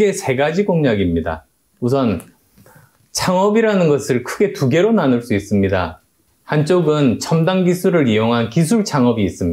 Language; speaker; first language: Korean; native; Korean